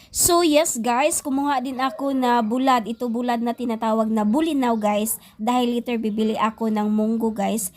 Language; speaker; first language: Filipino; non-native, local second language; Cebuano